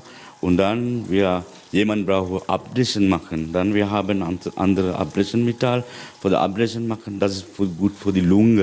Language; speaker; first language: German; non-native, learner; Sinhala